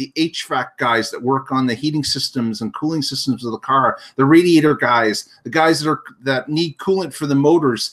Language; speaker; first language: English; native; English